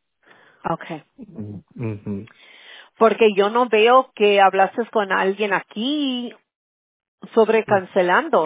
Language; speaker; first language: Spanish; early bilingual, heritage; English